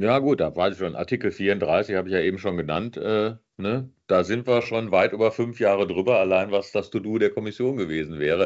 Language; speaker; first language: German; native; German